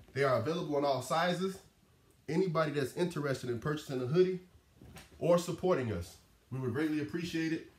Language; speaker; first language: English; native; English